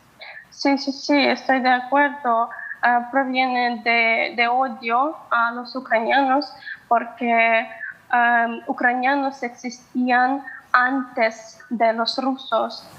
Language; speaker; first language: Spanish; non-native, fluent; Ukrainian